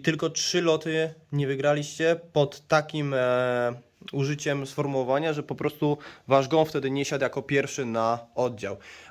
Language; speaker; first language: Polish; native; Polish